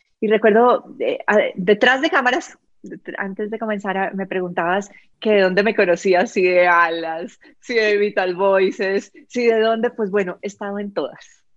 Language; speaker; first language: Spanish; native; Spanish